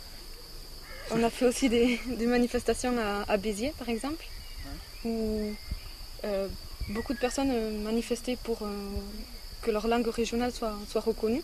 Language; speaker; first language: French; native; French